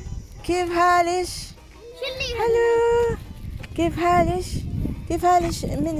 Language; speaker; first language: Arabic; non-native, learner; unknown